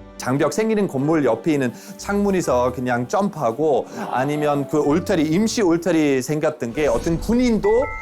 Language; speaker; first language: Korean; non-native, fluent; German